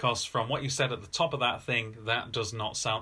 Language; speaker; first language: English; native; English